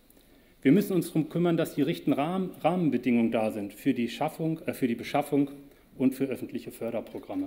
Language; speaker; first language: German; native; German